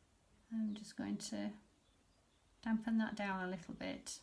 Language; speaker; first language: English; native; English